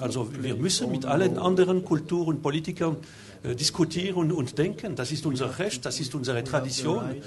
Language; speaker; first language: German; non-native, local second language; French